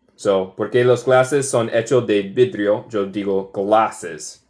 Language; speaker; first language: Spanish; non-native, learner; English